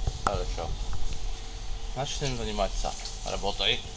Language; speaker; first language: Russian; early bilingual, heritage; Russian